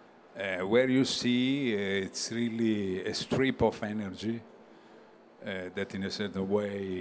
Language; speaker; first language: English; non-native, learner; Italian